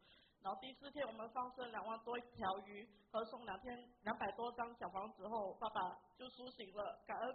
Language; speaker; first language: Chinese; native; Chinese